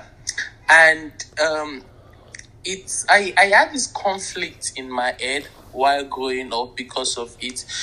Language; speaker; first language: English; non-native, local second language; Igbo